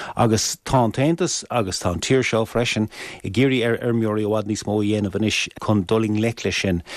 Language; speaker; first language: Irish; native; Irish